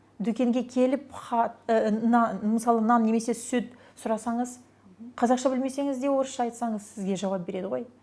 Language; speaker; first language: Kazakh; non-native, local second language; Russian